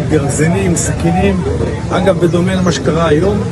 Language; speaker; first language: Hebrew; native; Hebrew